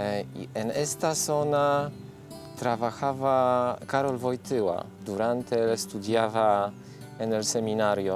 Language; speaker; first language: Spanish; non-native, fluent; Polish